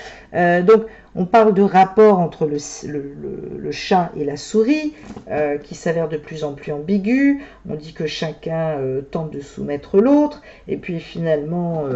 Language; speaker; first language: French; native; French